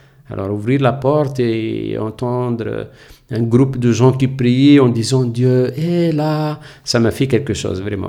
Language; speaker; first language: French; non-native, local second language; Arabic